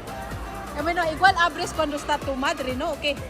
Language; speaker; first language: Spanish; non-native, fluent; Filipino